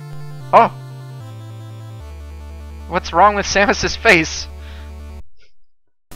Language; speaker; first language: English; native; English